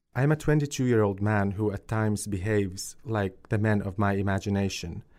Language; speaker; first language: English; early bilingual, other home language; Finnish